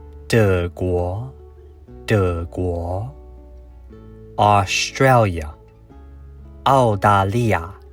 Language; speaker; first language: Chinese; non-native, fluent; English